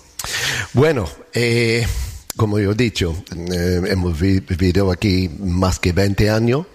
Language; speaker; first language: Spanish; non-native, learner; English